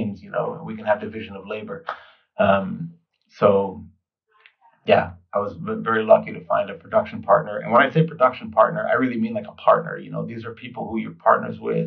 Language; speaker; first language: English; native; English